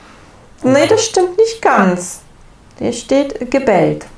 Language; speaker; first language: German; native; German